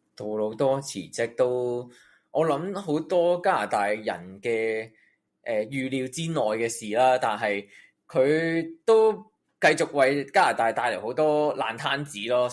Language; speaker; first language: Cantonese; native; Cantonese